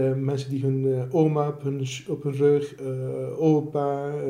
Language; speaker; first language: Dutch; early bilingual, other home language; Arabic